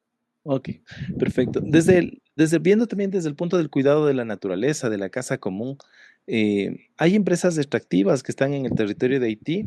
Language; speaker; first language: Spanish; native; Spanish